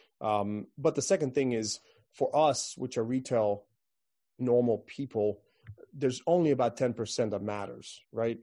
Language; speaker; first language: English; non-native, fluent; Croatian